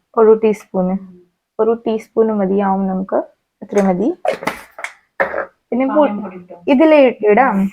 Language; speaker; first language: Malayalam; non-native, learner; Hindi